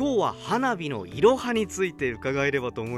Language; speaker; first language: Japanese; native; Japanese